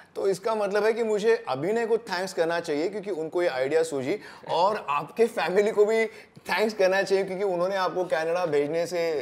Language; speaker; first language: Hindi; non-native, local second language; Marathi